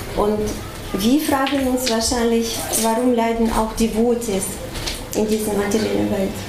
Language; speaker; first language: German; non-native, fluent; Russian